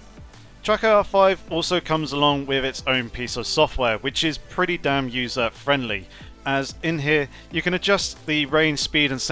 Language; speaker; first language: English; native; English